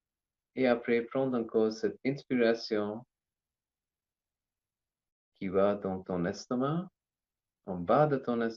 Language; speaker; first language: French; non-native, learner; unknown